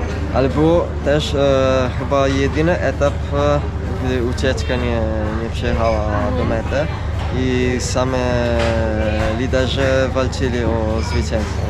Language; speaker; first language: Polish; non-native, fluent; Italian